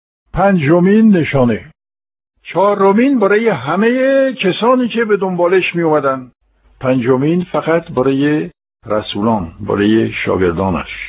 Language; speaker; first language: Persian; non-native, fluent; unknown